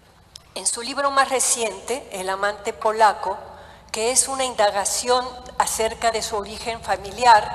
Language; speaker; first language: Spanish; native; Spanish